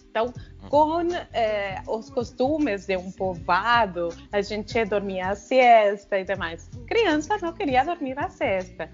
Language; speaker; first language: Portuguese; non-native, fluent; Spanish